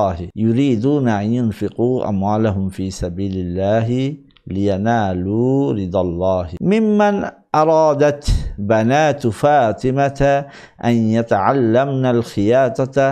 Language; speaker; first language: Arabic; non-native, fluent; Bangla